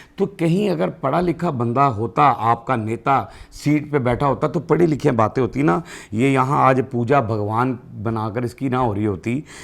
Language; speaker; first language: Urdu; non-native, local second language; Punjabi